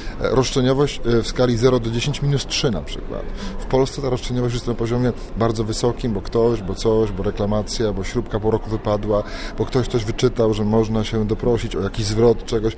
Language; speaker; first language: Polish; native; Polish